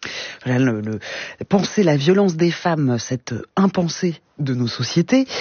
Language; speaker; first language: French; native; French